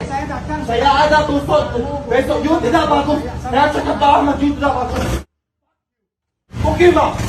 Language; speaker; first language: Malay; non-native, learner; Arabic